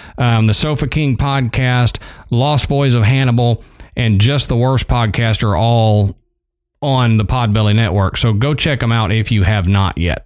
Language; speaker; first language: English; native; English